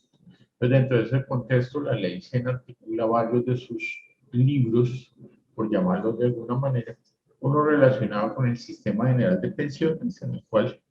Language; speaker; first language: Spanish; native; Spanish